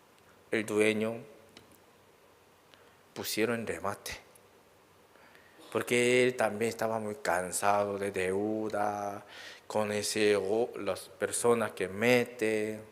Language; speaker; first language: Spanish; non-native, learner; Korean